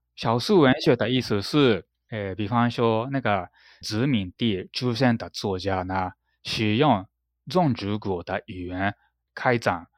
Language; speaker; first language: Chinese; non-native, fluent; Japanese